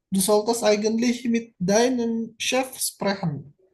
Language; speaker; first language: German; non-native, fluent; Indonesian